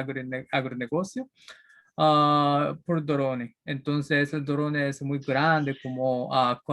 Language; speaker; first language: Spanish; non-native, learner; Japanese